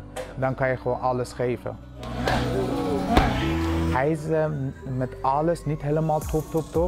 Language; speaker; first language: Dutch; early bilingual, other home language; Persian